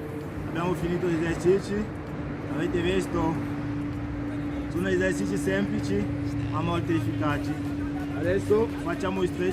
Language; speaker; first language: Italian; non-native, learner; French